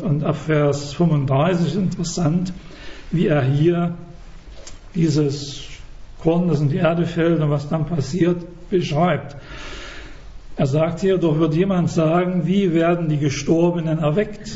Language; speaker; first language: German; native; German